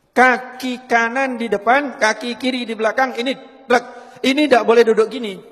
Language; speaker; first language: Indonesian; non-native, local second language; Javanese